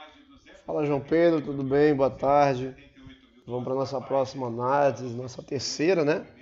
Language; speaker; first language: Portuguese; native; Portuguese